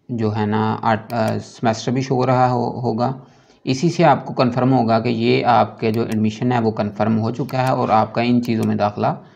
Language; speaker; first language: Urdu; non-native, local second language; Punjabi